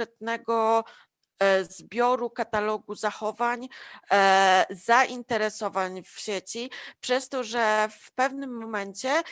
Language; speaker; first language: Polish; native; Polish